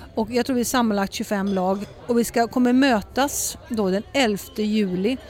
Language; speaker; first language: Swedish; early bilingual, heritage; Swedish